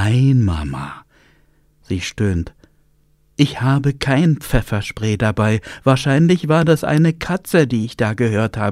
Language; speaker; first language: German; native; German